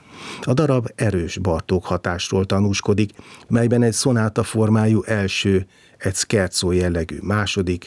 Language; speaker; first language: Hungarian; native; Hungarian